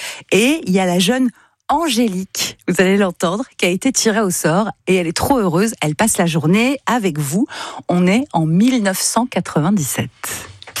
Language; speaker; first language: French; native; French